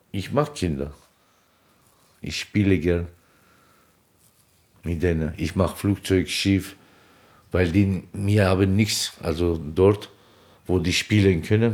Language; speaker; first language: German; non-native, learner; Turkish